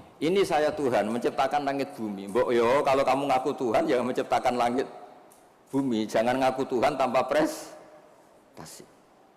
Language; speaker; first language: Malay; non-native, local second language; Javanese